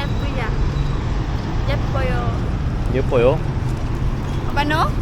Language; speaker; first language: Korean; non-native, learner; Lao